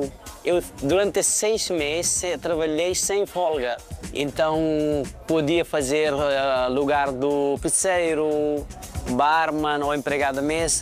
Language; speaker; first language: Portuguese; non-native, fluent; Nepali